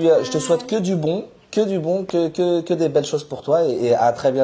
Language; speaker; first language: French; native; French